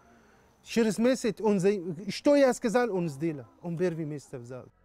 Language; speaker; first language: Russian; non-native, learner; Arabic